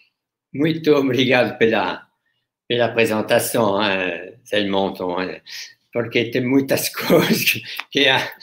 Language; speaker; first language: Portuguese; non-native, fluent; French